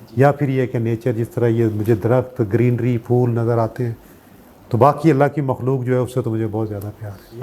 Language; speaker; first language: Urdu; non-native, local second language; Punjabi